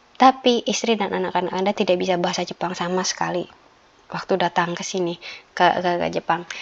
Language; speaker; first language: Indonesian; native; Indonesian